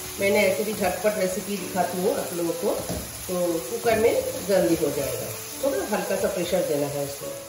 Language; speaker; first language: Hindi; non-native, local second language; Bangla